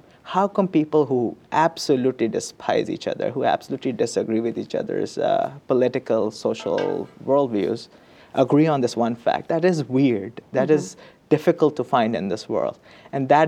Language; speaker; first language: English; non-native, local second language; Urdu